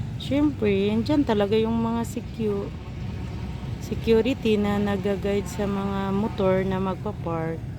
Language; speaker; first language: Filipino; non-native, local second language; Cebuano